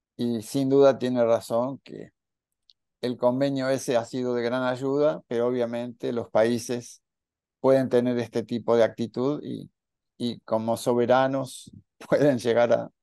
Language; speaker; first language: Spanish; native; Spanish